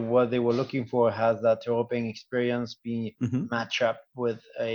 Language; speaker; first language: English; non-native, fluent; French